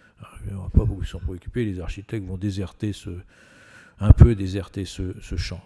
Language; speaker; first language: French; native; French